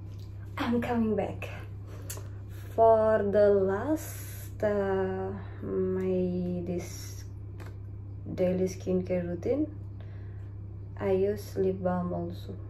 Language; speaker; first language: English; non-native, learner; Indonesian